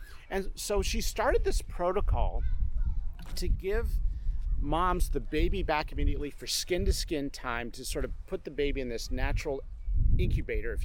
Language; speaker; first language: English; native; English